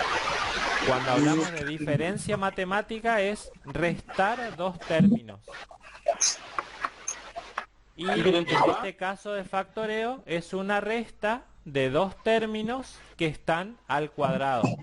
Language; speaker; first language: Spanish; native; Spanish